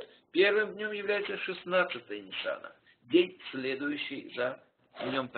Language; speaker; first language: Russian; native; Russian